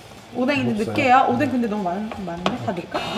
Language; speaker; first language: Korean; native; Korean